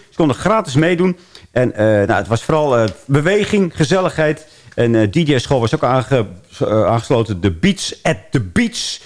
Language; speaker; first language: Dutch; native; Dutch